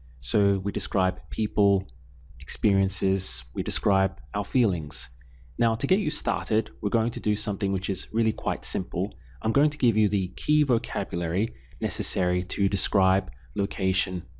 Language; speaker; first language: English; native; English